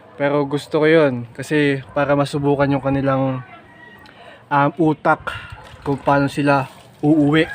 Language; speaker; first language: Filipino; native; Filipino